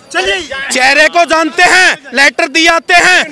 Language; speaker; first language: Hindi; native; Hindi